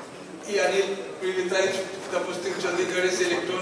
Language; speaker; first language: Russian; non-native, learner; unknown